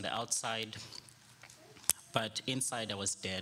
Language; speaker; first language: English; non-native, local second language; Shona